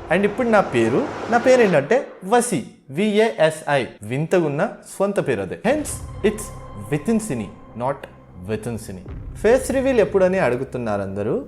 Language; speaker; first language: Telugu; non-native, fluent; Kannada